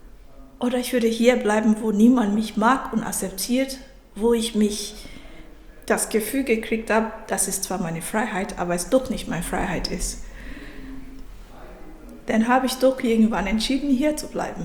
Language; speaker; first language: German; non-native, fluent; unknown